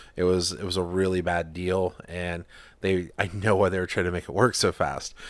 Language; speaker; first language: English; native; English